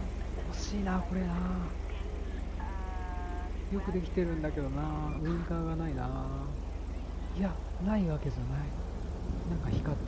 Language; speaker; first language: Japanese; native; Japanese